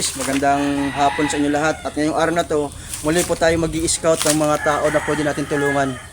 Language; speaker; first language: Filipino; non-native, local second language; Waray